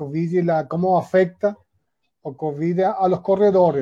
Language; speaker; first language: Spanish; non-native, learner; Portuguese